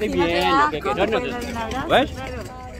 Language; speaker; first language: Spanish; non-native, learner; Filipino